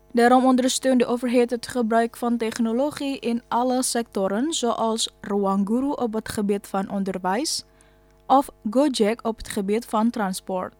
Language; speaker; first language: Dutch; non-native, fluent; Indonesian